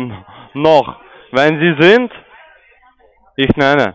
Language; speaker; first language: German; non-native, learner; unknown